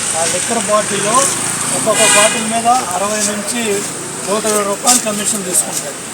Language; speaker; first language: Telugu; native; Telugu